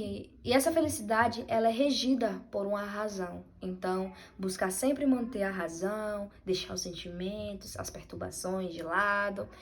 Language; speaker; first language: Portuguese; native; Portuguese